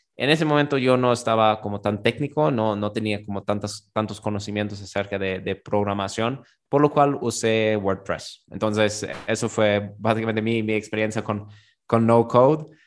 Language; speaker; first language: Spanish; non-native, fluent; German